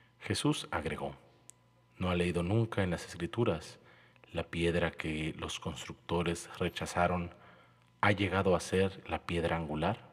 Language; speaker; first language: Spanish; native; Spanish